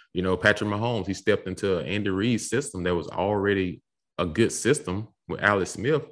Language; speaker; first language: English; native; English